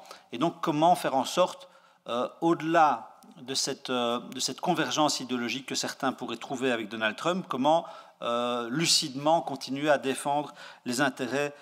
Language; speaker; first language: French; native; French